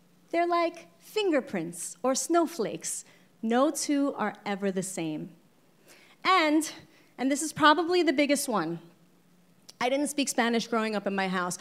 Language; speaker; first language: English; native; English